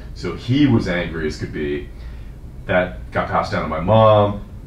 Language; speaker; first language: English; native; English